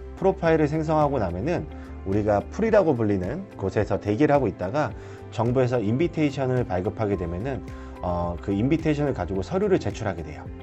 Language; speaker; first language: Korean; native; Korean